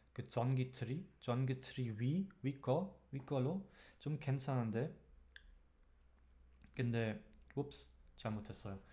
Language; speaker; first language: Korean; non-native, learner; German